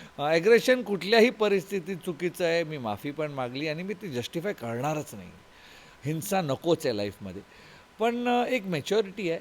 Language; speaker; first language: Marathi; non-native, local second language; Tulu